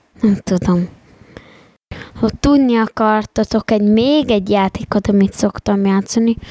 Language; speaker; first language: Hungarian; early bilingual, heritage; Hungarian